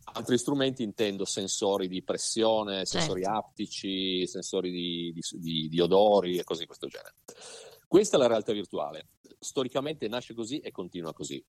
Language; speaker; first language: Italian; native; Italian